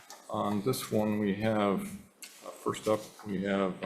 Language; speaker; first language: English; native; English